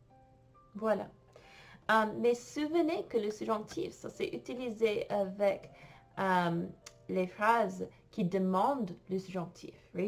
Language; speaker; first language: French; non-native, fluent; English